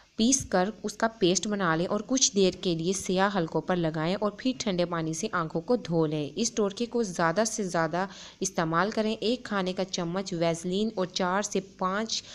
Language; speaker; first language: Urdu; native; Urdu